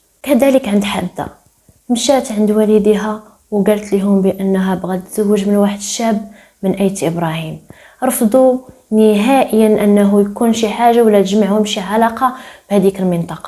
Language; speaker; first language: Arabic; native; Arabic